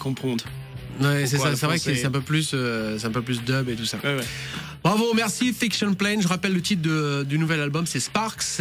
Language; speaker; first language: French; native; French